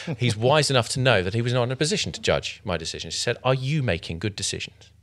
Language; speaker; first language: English; native; English